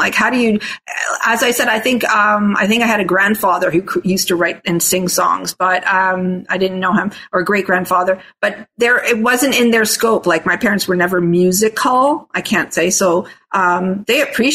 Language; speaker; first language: English; non-native, fluent; Italian